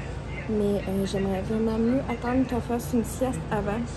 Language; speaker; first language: French; native; French